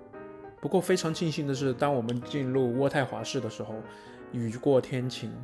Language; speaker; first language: Chinese; native; Chinese